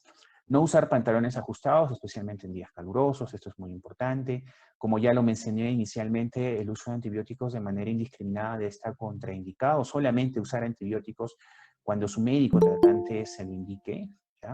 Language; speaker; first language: Spanish; native; Spanish